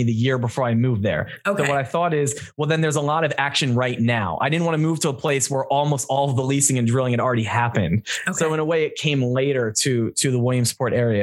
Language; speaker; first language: English; native; English